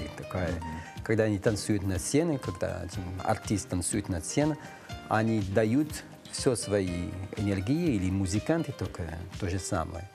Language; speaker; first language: Russian; non-native, learner; French